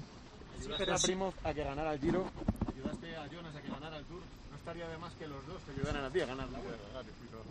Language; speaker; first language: Spanish; native; Spanish